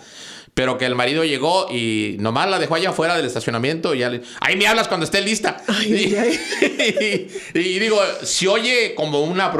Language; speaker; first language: Spanish; native; Spanish